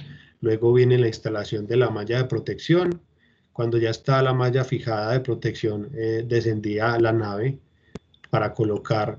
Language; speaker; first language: Spanish; native; Spanish